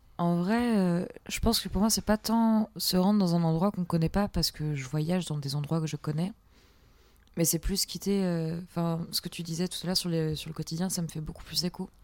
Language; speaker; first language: French; native; French